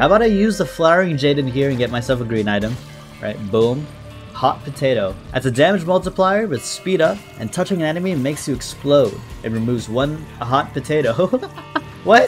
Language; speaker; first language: English; native; English